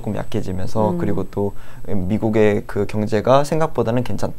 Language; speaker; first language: Korean; native; Korean